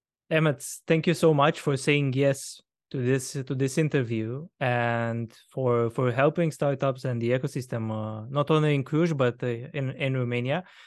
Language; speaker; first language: English; non-native, fluent; Romanian